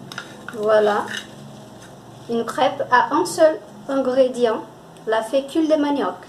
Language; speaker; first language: French; non-native, fluent; Portuguese